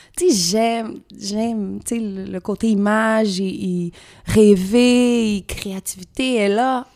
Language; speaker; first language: French; non-native, fluent; Portuguese